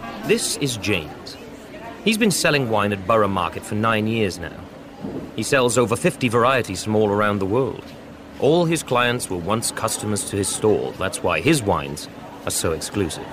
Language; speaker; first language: English; native; English